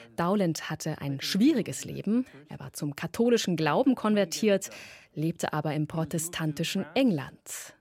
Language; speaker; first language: German; native; German